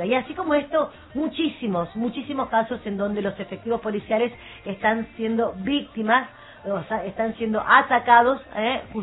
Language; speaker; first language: Spanish; native; Spanish